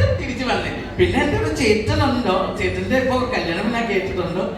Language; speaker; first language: Malayalam; non-native, local second language; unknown